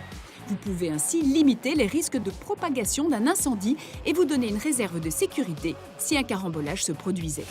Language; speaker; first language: French; native; French